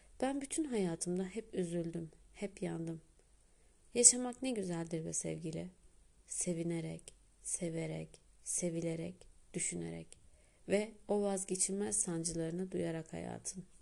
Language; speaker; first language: Turkish; native; Turkish